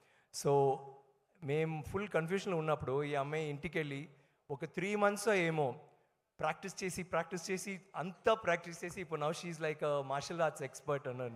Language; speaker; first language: Telugu; non-native, learner; Tamil